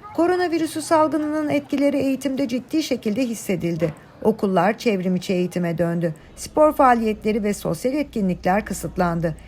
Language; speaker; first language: Turkish; native; Turkish